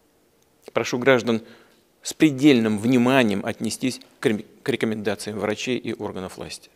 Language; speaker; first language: Russian; native; Russian